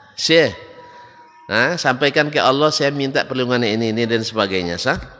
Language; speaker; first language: Malay; native; Malay